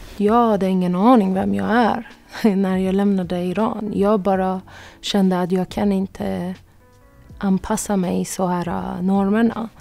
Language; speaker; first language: Swedish; non-native, fluent; Persian